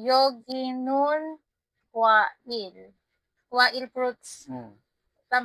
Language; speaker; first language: Korean; non-native, learner; Filipino